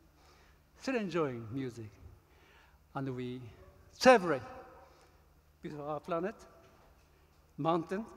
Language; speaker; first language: English; non-native, learner; Japanese